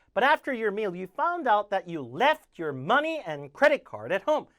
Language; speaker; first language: English; non-native, fluent; Korean